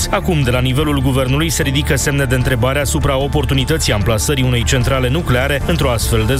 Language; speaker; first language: Romanian; native; Romanian